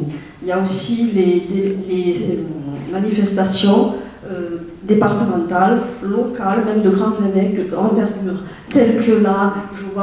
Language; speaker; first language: French; native; French